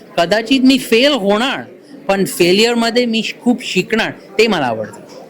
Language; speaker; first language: Marathi; early bilingual, heritage; Marathi